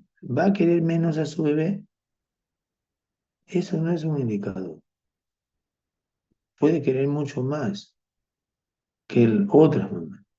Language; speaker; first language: Spanish; native; Spanish